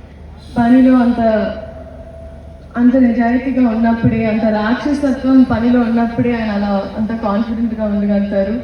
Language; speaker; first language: Telugu; non-native, fluent; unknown